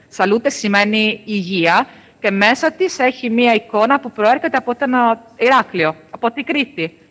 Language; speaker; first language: Greek; non-native, fluent; Italian